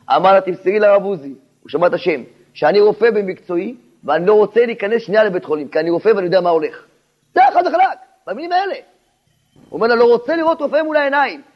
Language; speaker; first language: Hebrew; native; Hebrew